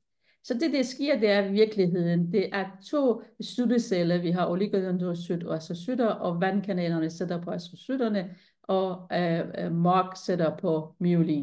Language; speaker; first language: Danish; non-native, fluent; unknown